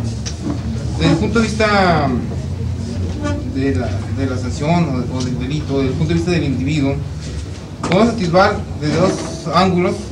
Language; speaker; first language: Spanish; native; Spanish